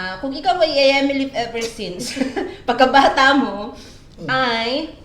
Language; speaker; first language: Filipino; native; Filipino